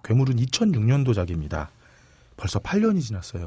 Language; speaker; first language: Korean; native; Korean